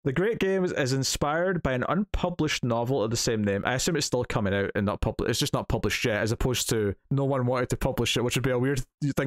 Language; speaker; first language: English; native; English